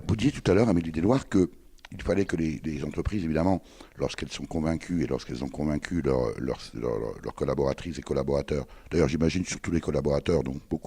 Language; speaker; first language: French; native; French